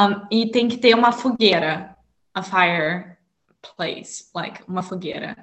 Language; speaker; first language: Portuguese; native; Portuguese